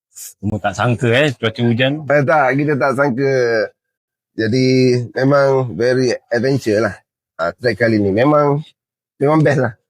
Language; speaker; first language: Malay; native; Malay